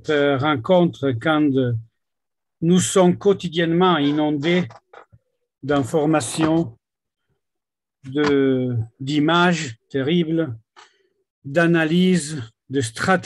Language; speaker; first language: French; non-native, fluent; Italian